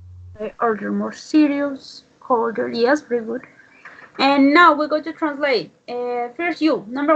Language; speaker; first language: English; non-native, learner; Spanish